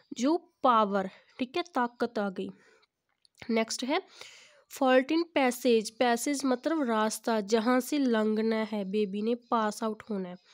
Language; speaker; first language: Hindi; non-native, local second language; Punjabi